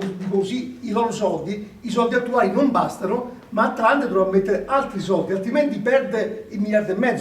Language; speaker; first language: Italian; native; Italian